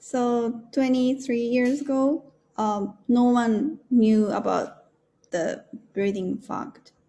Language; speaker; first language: English; non-native, learner; Japanese